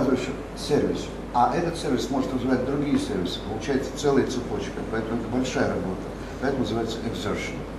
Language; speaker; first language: Russian; native; Russian